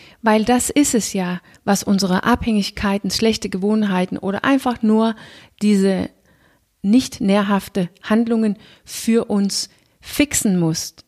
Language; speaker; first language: German; non-native, fluent; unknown